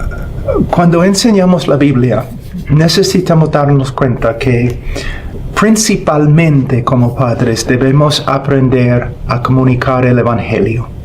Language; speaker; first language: Spanish; non-native, fluent; English